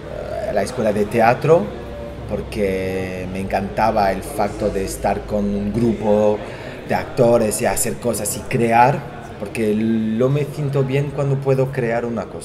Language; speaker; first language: Spanish; non-native, fluent; Portuguese